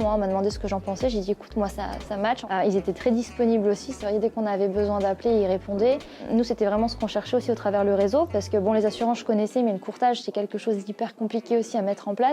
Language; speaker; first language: French; native; French